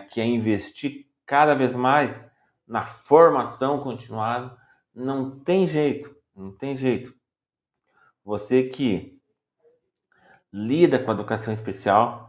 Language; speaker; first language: Portuguese; native; Portuguese